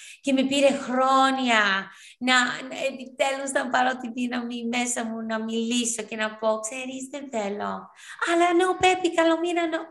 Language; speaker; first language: Greek; early bilingual, heritage; Greek